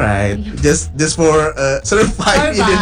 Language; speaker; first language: English; non-native, learner; Indonesian